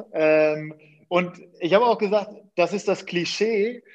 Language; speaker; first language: German; native; German